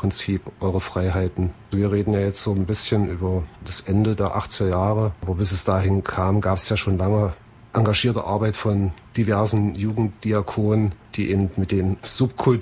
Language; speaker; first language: German; native; German